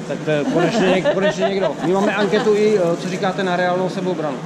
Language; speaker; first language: Czech; native; Czech